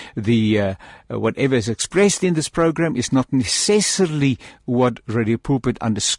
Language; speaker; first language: English; non-native, local second language; Afrikaans